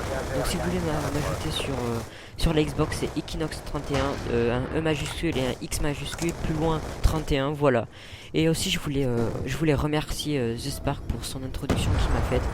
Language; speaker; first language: French; native; French